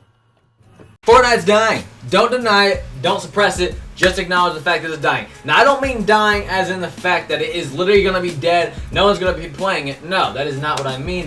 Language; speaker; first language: English; native; English